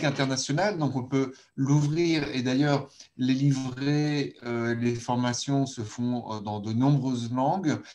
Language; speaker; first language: French; native; French